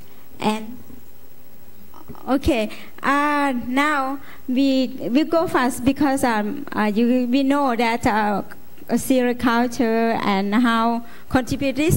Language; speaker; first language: English; non-native, learner; Lao